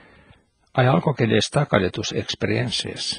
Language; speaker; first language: Spanish; non-native, fluent; Finnish